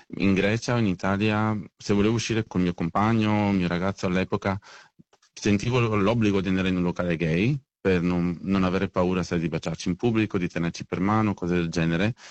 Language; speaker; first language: Italian; native; Italian